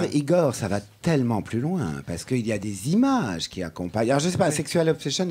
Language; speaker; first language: French; native; French